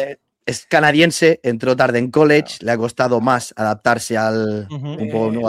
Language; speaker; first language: Spanish; native; Spanish